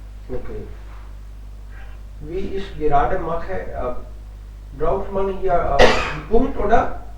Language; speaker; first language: German; non-native, fluent; Hindi